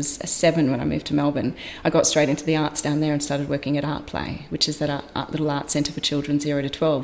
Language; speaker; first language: English; native; English